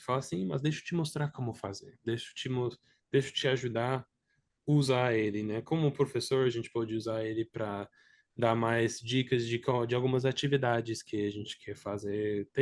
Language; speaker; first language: Portuguese; non-native, fluent; English